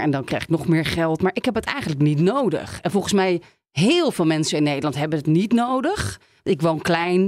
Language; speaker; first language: Dutch; native; Dutch